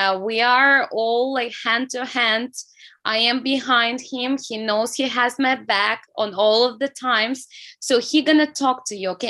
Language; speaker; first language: English; non-native, fluent; Russian